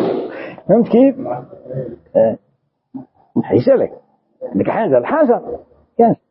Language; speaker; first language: Arabic; native; Arabic